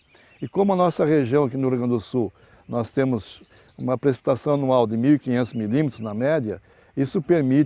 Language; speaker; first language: Portuguese; native; Portuguese